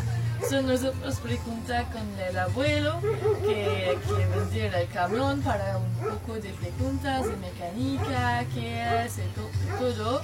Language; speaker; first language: Spanish; non-native, learner; French